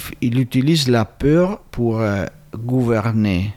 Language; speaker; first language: French; non-native, fluent; Italian